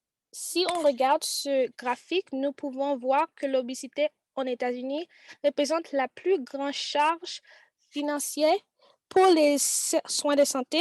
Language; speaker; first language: French; non-native, learner; English